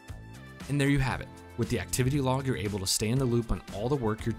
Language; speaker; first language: English; native; English